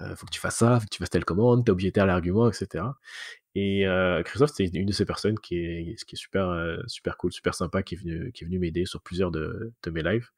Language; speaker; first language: French; native; French